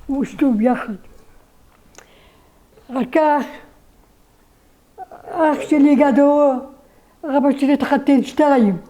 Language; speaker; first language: Hebrew; non-native, learner; Arabic